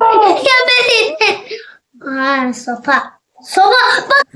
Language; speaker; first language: Turkish; native; Turkish